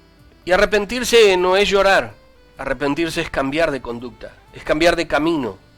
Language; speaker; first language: Spanish; native; Spanish